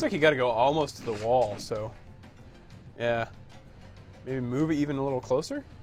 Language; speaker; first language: English; native; English